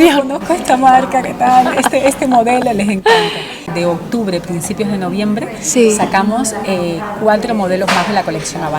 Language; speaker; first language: Spanish; native; Spanish